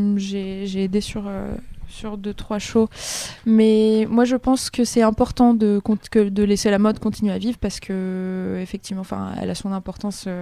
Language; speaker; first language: French; native; French